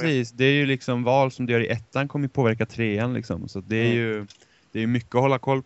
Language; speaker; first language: Swedish; native; Swedish